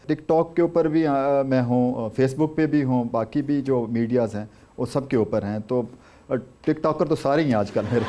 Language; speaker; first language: Urdu; non-native, local second language; Saraiki